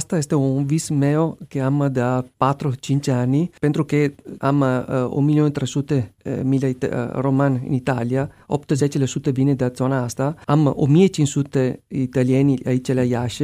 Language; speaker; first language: Romanian; non-native, learner; Italian